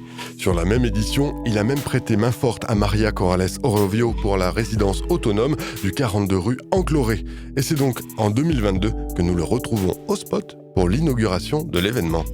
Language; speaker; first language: French; native; French